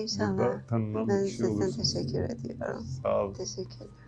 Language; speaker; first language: Turkish; non-native, learner; Persian